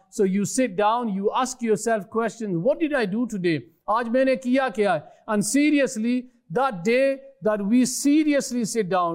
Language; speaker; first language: English; early bilingual, other home language; Urdu